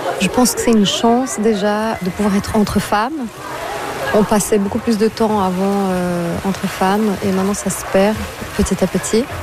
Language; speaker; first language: French; non-native, fluent; Portuguese